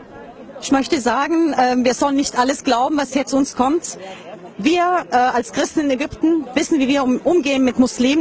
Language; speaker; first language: German; non-native, fluent; Arabic